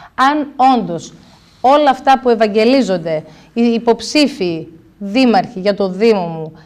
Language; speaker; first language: Greek; native; Greek